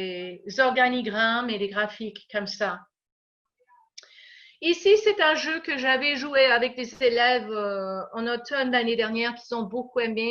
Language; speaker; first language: French; non-native, fluent; English